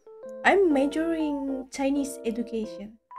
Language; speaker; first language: English; non-native, learner; Indonesian